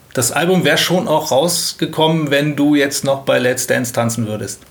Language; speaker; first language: German; native; German